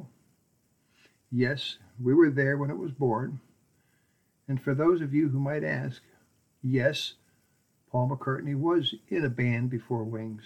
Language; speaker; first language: English; native; English